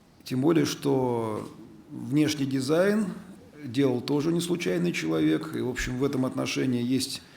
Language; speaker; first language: Russian; native; Russian